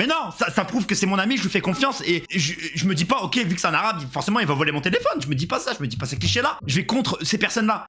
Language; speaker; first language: French; native; French